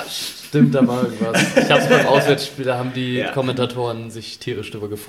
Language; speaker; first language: German; native; German